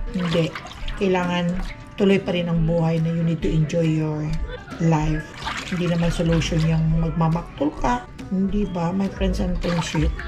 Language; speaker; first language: Filipino; non-native, local second language; Aklanon